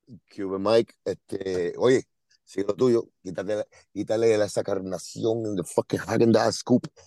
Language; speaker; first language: Spanish; native; Spanish